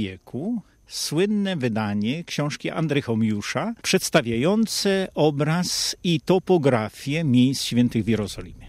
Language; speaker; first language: Polish; native; Polish